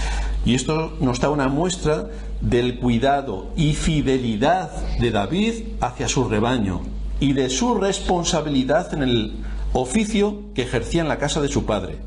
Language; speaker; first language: Spanish; native; Spanish